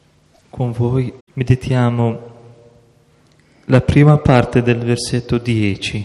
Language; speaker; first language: Italian; non-native, fluent; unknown